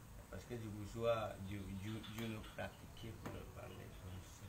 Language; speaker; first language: French; non-native, learner; Indonesian